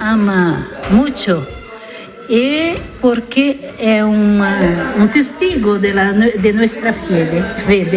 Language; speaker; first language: Spanish; non-native, learner; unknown